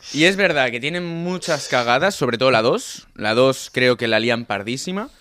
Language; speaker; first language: Spanish; non-native, local second language; Catalan